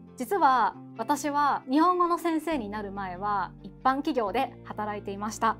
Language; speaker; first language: Japanese; native; Japanese